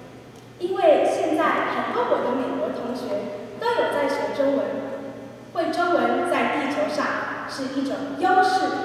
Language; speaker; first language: Chinese; early bilingual, heritage; Chinese